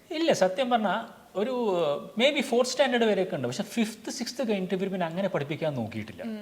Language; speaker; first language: Malayalam; non-native, local second language; Tulu